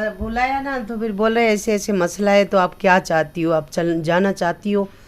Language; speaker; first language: Urdu; early bilingual, other home language; Nepali